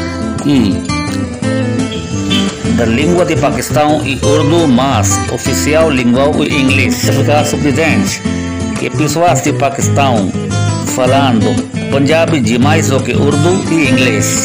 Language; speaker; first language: Portuguese; non-native, learner; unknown